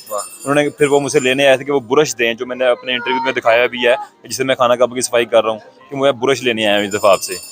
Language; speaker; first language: Urdu; native; Urdu